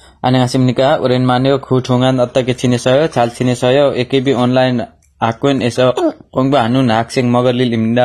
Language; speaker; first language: Korean; non-native, learner; Nepali